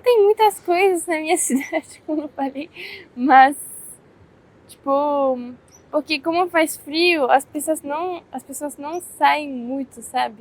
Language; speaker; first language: Portuguese; non-native, fluent; French